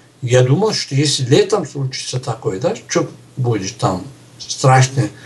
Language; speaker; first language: Russian; non-native, local second language; Uzbek